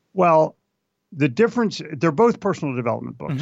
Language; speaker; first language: English; native; English